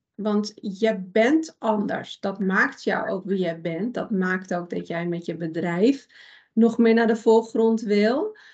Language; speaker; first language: Dutch; early bilingual, other home language; Persian